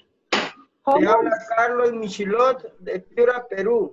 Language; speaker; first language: Spanish; native; Spanish